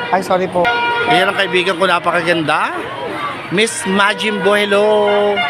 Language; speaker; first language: Filipino; native; Filipino